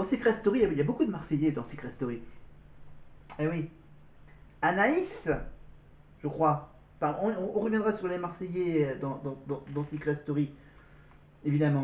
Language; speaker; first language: French; native; French